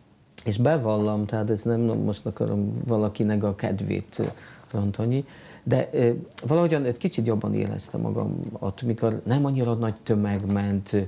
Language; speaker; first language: Hungarian; non-native, fluent; Polish